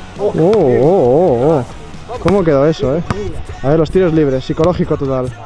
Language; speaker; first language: Spanish; native; Spanish